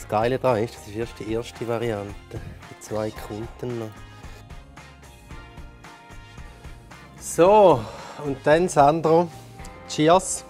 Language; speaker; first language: German; native; German